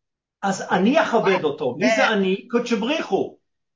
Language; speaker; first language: Hebrew; non-native, fluent; English